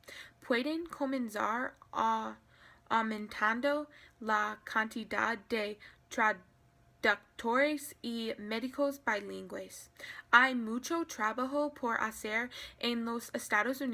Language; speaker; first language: Spanish; non-native, learner; English